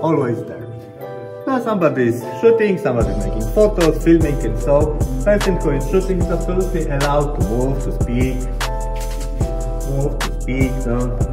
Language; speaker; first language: English; non-native, learner; Polish